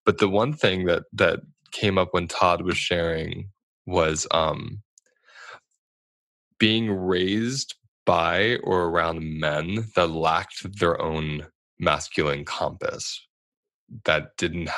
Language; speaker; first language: English; native; English